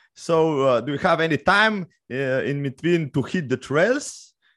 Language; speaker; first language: English; non-native, fluent; Slovenian